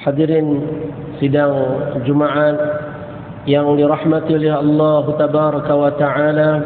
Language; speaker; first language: Malay; native; Malay